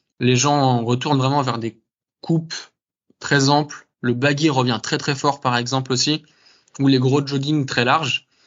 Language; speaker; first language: French; native; French